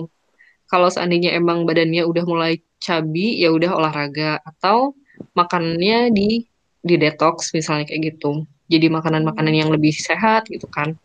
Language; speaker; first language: Indonesian; native; Indonesian